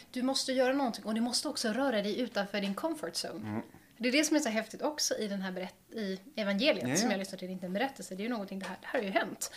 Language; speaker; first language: Swedish; native; Swedish